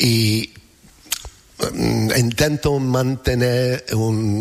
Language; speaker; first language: Spanish; non-native, learner; English